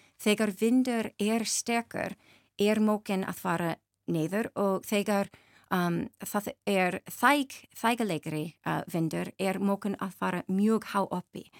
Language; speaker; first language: Icelandic; non-native, learner; English